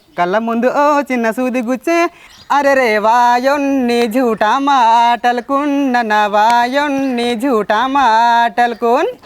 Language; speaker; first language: Telugu; non-native, local second language; Gondi